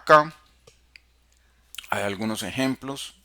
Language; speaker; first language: Spanish; native; Spanish